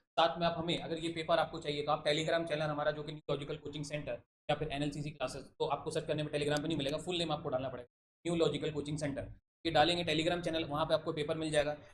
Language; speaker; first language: Hindi; native; Hindi